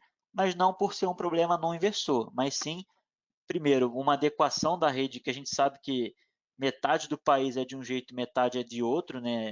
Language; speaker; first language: Portuguese; native; Portuguese